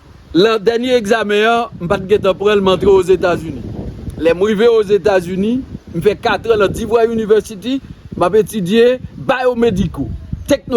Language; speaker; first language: French; non-native, local second language; Haitian Creole